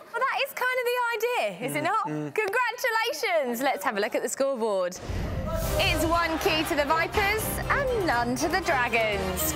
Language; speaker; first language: English; native; English